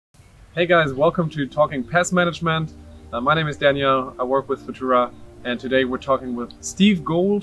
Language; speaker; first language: English; non-native, fluent; German